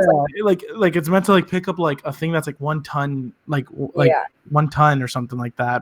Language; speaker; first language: English; native; English